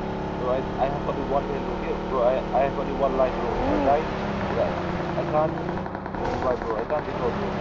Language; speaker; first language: English; non-native, learner; Nepali